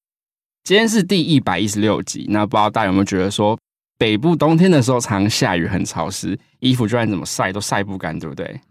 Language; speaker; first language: Chinese; native; Chinese